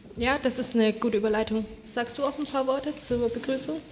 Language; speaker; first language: German; native; German